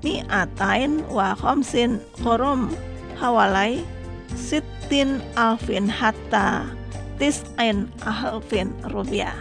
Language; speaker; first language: Arabic; non-native, fluent; Indonesian